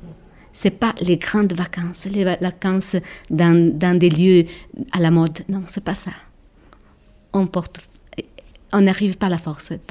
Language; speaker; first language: French; non-native, local second language; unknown